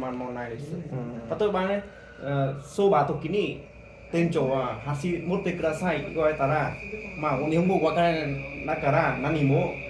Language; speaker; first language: Japanese; non-native, learner; Vietnamese